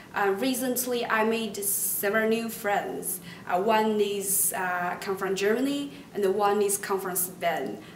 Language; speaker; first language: English; non-native, fluent; Chinese